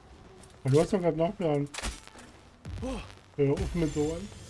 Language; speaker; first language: German; native; German